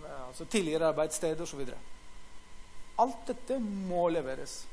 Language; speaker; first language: Norwegian; non-native, fluent; Greek